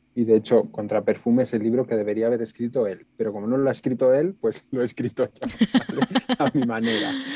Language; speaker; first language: Spanish; native; Spanish